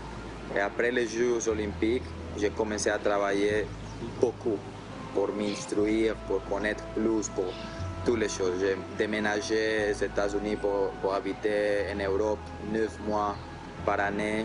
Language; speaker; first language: French; non-native, fluent; Spanish